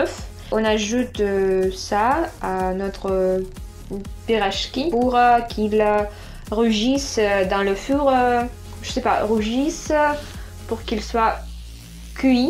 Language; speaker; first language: French; non-native, fluent; Russian